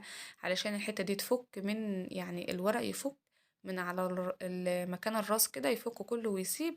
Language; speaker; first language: Arabic; native; Arabic